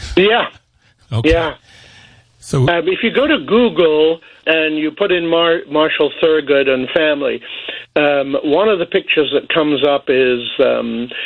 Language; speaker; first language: English; native; English